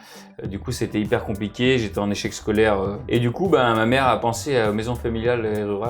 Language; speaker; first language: French; native; French